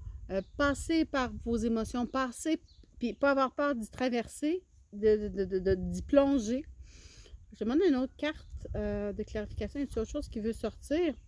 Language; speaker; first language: French; native; French